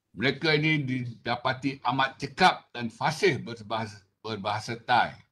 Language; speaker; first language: Malay; non-native, local second language; Chinese